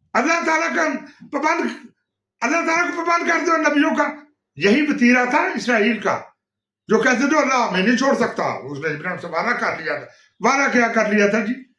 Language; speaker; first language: Urdu; non-native, local second language; Punjabi